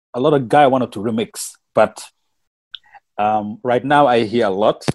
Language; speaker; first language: English; non-native, learner; Wolof